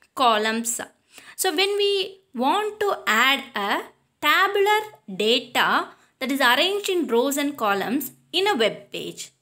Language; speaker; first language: English; non-native, local second language; Tamil